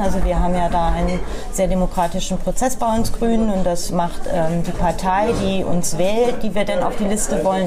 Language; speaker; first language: German; native; German